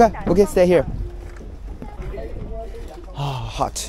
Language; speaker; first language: English; non-native, learner; Chinese